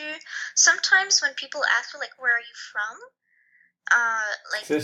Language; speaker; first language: English; non-native, fluent; French